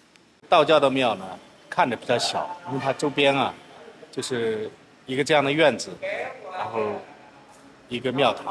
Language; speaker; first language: Chinese; native; Chinese